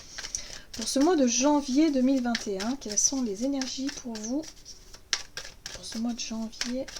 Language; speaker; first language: French; native; French